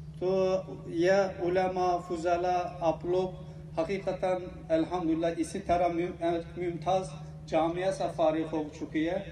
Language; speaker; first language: Urdu; non-native, learner; Turkish